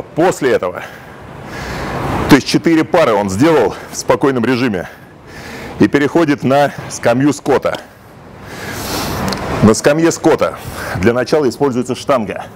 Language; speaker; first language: Russian; native; Russian